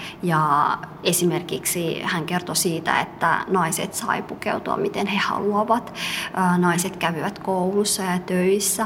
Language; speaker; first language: Finnish; early bilingual, other home language; Somali